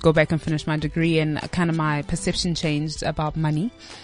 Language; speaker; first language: English; non-native, local second language; Xhosa